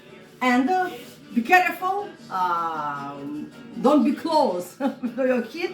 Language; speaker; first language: English; non-native, learner; Russian